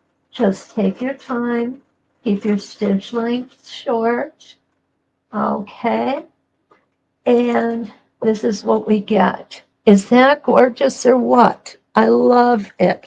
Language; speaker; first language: English; native; English